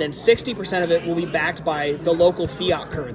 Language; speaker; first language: English; native; English